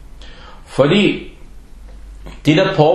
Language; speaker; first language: Danish; early bilingual, other home language; Arabic